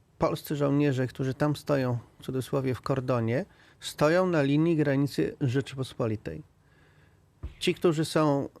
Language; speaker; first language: Polish; native; Polish